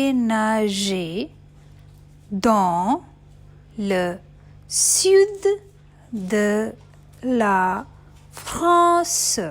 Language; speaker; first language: French; non-native, fluent; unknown